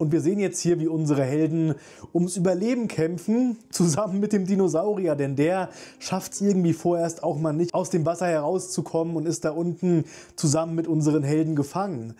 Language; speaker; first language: German; native; German